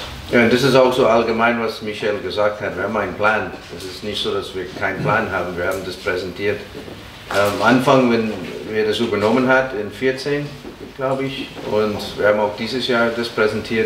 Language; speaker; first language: German; non-native, fluent; English